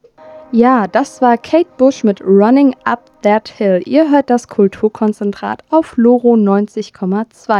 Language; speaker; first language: German; native; German